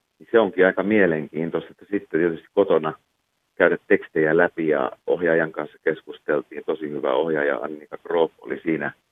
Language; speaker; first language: Finnish; native; Finnish